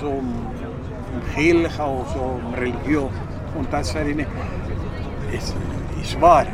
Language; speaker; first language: German; non-native, learner; Spanish